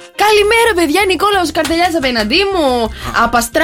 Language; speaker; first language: Greek; native; Greek